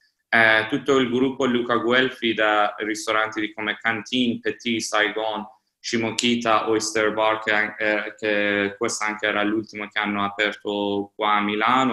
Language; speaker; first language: Italian; non-native, fluent; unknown